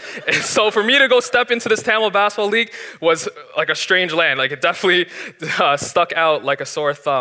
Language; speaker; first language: English; native; English